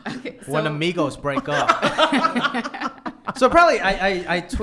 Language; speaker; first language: English; early bilingual, other home language; Cantonese